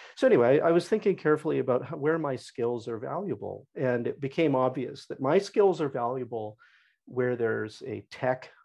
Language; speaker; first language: English; native; English